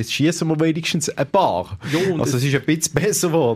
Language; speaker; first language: German; native; German